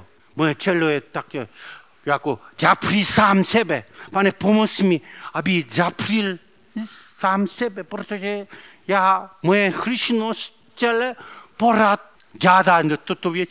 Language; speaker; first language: Czech; non-native, learner; Korean